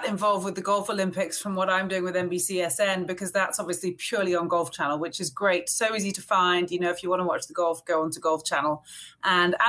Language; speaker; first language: English; native; English